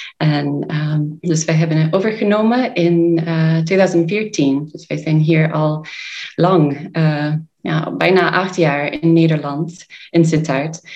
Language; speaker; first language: Dutch; non-native, fluent; English